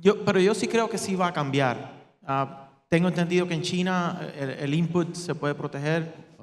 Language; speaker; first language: Spanish; native; Spanish